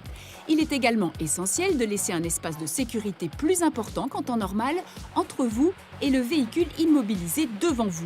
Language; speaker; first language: French; native; French